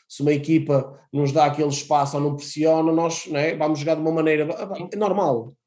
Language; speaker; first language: Portuguese; native; Portuguese